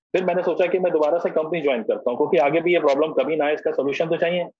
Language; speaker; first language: Hindi; native; Hindi